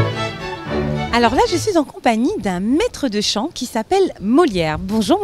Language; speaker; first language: French; native; French